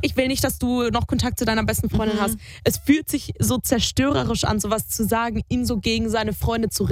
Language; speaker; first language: German; native; German